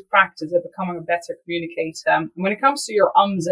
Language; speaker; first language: English; non-native, fluent; Dutch